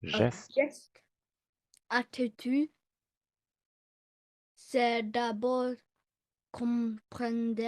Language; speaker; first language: French; non-native, learner; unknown